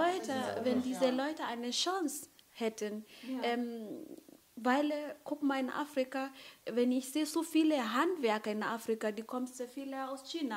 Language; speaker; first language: German; non-native, fluent; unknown